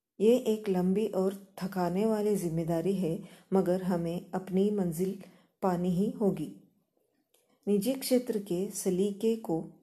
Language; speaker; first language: Hindi; non-native, local second language; Kannada